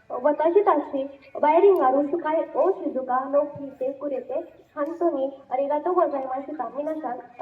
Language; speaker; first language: Japanese; non-native, learner; Marathi